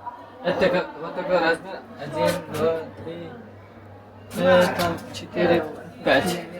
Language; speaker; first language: Russian; non-native, local second language; Uzbek